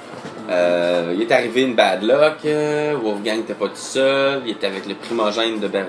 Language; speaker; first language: French; native; French